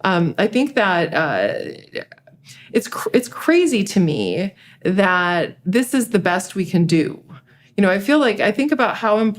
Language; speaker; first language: English; native; English